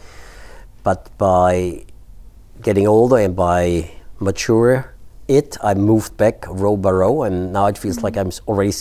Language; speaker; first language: English; non-native, fluent; German